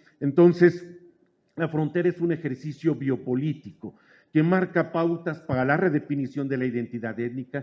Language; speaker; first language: Spanish; native; Spanish